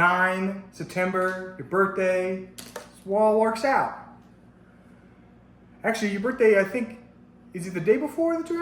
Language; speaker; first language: English; native; English